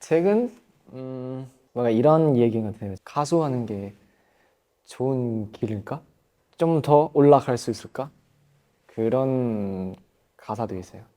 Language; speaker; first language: Korean; non-native, fluent; Thai